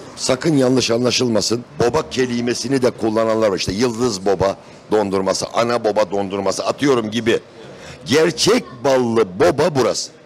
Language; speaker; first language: Turkish; native; Turkish